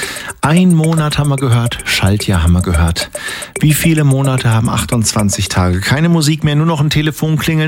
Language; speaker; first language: German; native; German